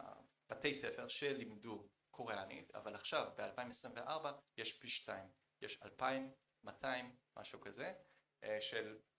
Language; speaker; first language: Hebrew; non-native, fluent; Korean